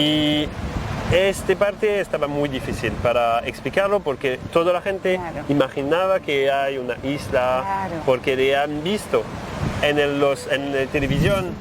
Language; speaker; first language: Spanish; non-native, learner; French